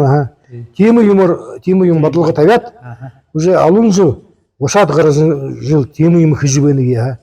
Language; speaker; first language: Mongolian; non-native, learner; Buriat